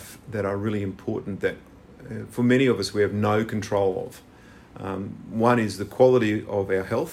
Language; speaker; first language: English; native; English